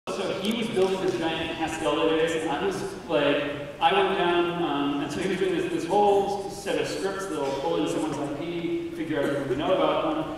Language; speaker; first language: English; native; English